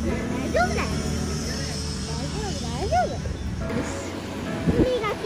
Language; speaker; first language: Japanese; early bilingual, heritage; Japanese